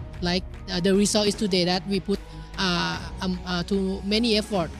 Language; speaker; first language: English; non-native, learner; Thai